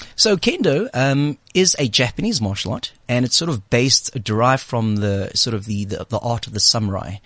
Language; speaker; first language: English; native; English